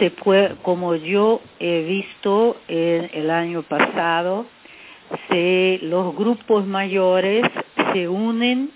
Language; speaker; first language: Spanish; non-native, fluent; Portuguese